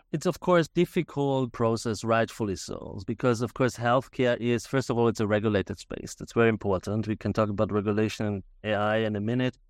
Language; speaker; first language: English; non-native, fluent; German